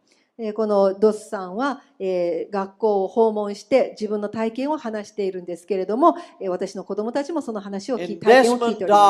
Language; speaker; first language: Japanese; native; Japanese